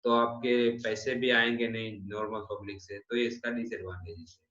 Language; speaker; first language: Hindi; non-native, local second language; Gujarati